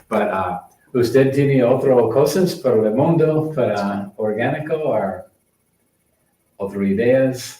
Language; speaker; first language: Spanish; non-native, learner; English